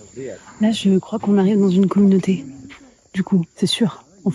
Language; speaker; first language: French; native; French